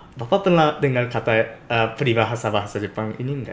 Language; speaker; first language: Indonesian; non-native, fluent; Japanese